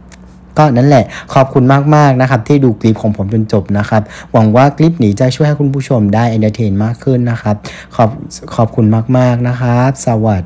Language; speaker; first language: Thai; non-native, fluent; Vietnamese